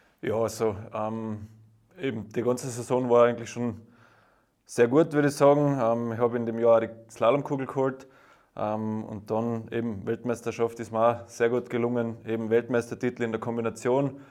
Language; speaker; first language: German; native; German